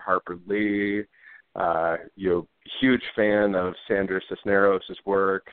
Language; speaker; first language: English; native; English